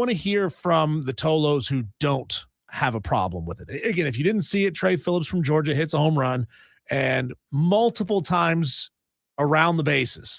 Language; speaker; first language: English; native; English